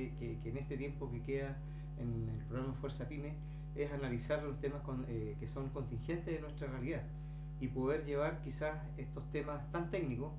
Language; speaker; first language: Spanish; native; Spanish